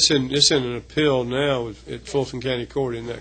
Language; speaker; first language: English; native; English